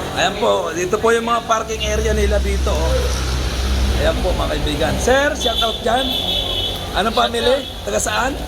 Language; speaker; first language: Filipino; non-native, local second language; Bikol